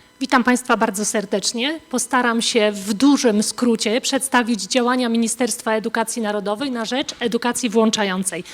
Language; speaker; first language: Polish; native; Polish